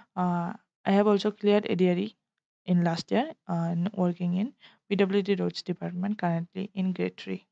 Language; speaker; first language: English; non-native, local second language; Assamese